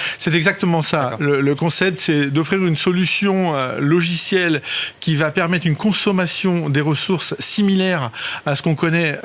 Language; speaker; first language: French; native; French